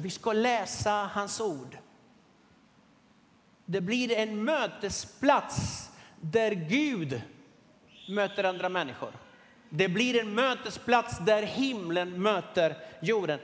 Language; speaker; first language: Swedish; non-native, fluent; Spanish